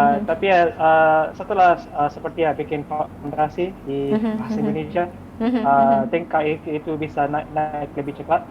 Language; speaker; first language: Indonesian; non-native, fluent; English